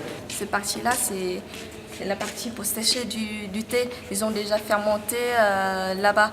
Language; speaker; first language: French; non-native, fluent; Vietnamese